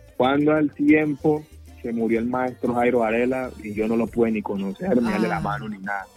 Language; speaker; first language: Spanish; native; Spanish